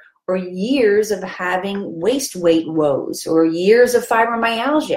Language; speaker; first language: English; native; English